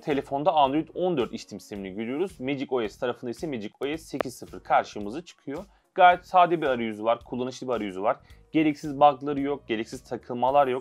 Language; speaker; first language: Turkish; native; Turkish